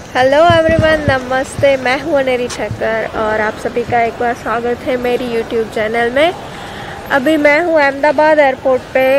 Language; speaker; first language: Hindi; non-native, local second language; Gujarati